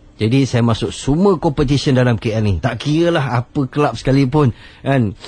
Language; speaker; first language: Malay; non-native, local second language; Chinese